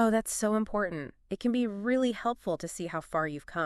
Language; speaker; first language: English; native; English